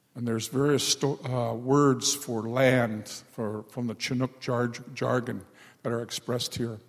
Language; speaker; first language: English; native; English